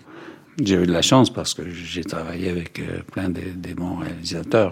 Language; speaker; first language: French; non-native, fluent; English